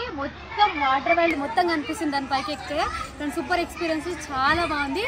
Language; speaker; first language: Telugu; native; Telugu